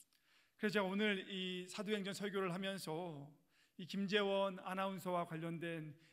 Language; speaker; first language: Korean; native; Korean